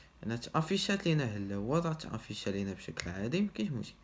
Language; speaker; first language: Arabic; native; Arabic